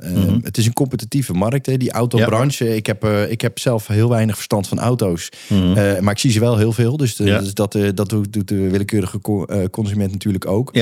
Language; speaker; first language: Dutch; native; Dutch